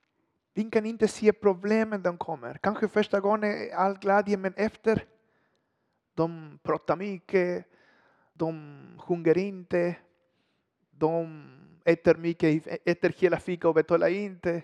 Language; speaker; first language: Swedish; non-native, fluent; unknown